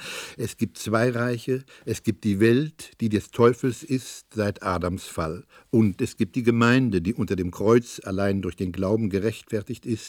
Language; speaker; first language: German; native; German